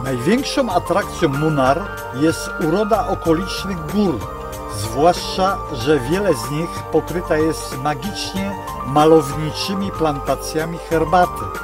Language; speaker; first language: Polish; native; Polish